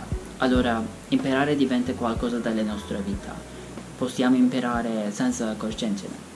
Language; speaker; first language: Italian; non-native, learner; Turkish